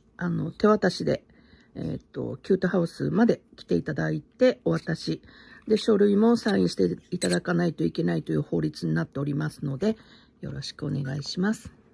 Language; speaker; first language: Japanese; native; Japanese